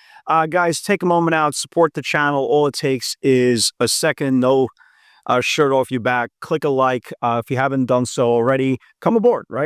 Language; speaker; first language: English; native; English